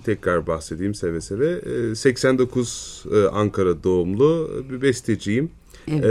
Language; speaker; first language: Turkish; native; Turkish